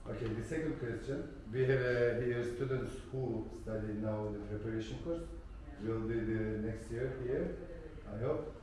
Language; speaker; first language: English; non-native, learner; Turkish